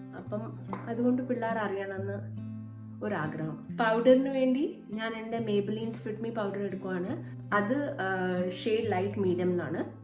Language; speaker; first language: Malayalam; early bilingual, heritage; Malayalam